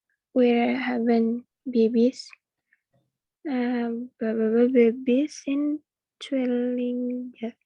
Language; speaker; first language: German; non-native, learner; Indonesian